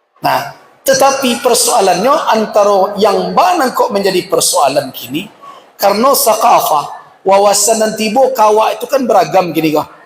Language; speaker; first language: Malay; non-native, local second language; Minangkabau